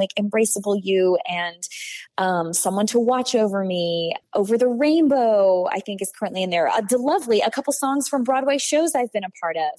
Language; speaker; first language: English; native; English